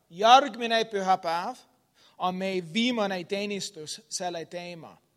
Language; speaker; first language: Estonian; non-native, learner; English